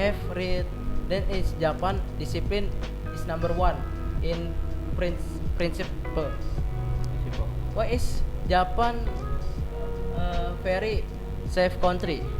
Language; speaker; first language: English; non-native, learner; Indonesian